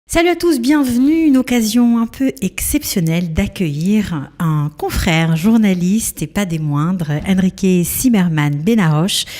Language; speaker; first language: French; native; French